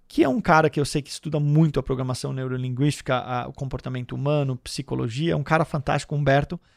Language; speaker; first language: Portuguese; early bilingual, heritage; Danish